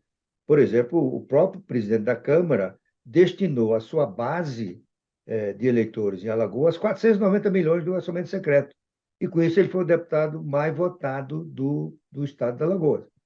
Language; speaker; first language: Portuguese; native; Portuguese